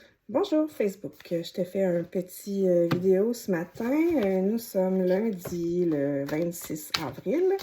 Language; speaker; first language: French; native; French